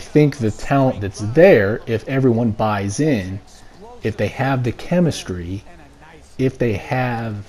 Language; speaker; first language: English; native; English